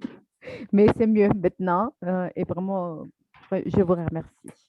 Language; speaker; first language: French; non-native, fluent; Spanish